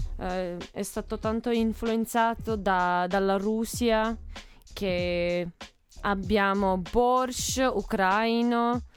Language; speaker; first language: Italian; non-native, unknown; Uzbek